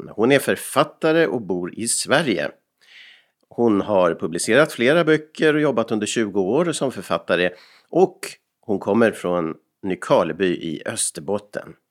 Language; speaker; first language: Swedish; native; Swedish